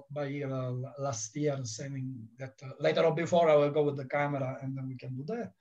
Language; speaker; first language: English; non-native, learner; Italian